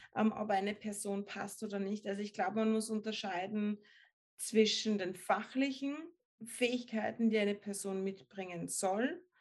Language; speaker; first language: German; native; German